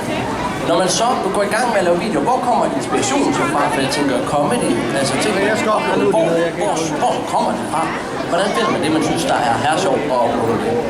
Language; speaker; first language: Danish; native; Danish